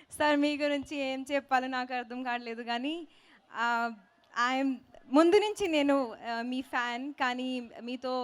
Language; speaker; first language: Telugu; non-native, learner; Hindi